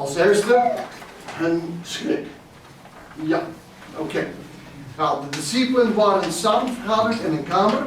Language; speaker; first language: Dutch; non-native, fluent; English